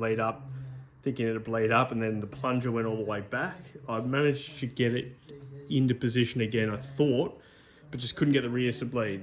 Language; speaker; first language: English; native; English